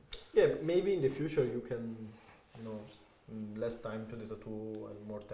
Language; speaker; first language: English; non-native, fluent; Italian